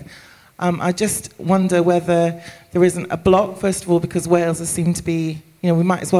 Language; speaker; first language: English; native; English